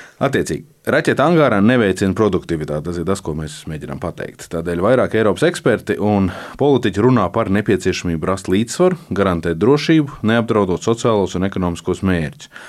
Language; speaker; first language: Latvian; native; Latvian